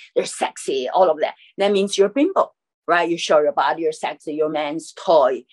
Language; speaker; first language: English; non-native, fluent; Chinese